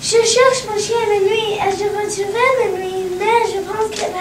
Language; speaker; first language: French; non-native, learner; English